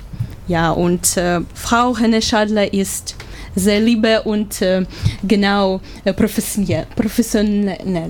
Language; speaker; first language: German; non-native, learner; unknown